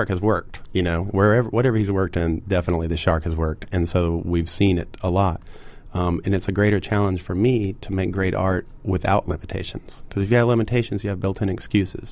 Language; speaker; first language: English; native; English